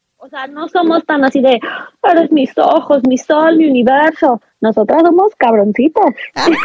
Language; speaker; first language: Spanish; native; Spanish